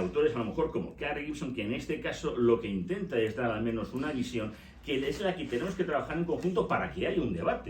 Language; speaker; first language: Spanish; native; Spanish